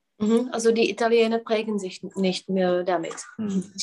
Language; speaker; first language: German; non-native, fluent; Czech